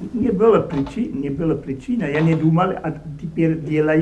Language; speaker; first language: Russian; non-native, learner; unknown